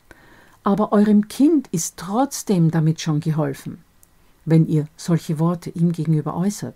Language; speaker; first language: German; native; German